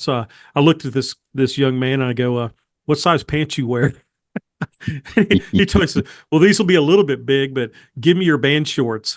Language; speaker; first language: English; native; English